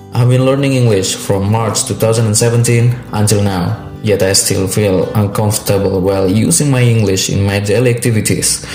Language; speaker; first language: English; non-native, learner; Indonesian